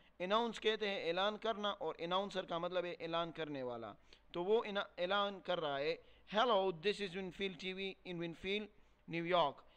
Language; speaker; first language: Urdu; non-native, local second language; Pashto